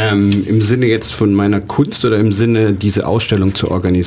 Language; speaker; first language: German; native; German